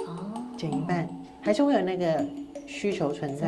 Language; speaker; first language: Chinese; native; Chinese